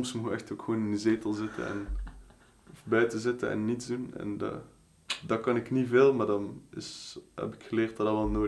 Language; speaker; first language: Dutch; native; Dutch